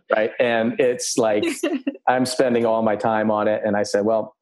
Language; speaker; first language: English; early bilingual, other home language; Croatian